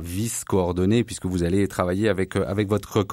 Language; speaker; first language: French; native; French